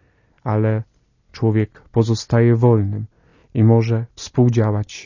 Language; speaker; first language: Polish; native; Polish